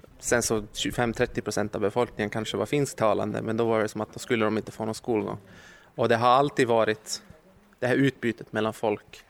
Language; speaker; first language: Swedish; native; Swedish